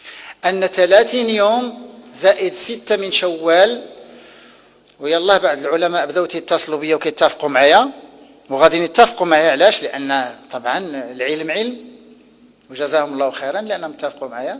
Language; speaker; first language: Arabic; native; Arabic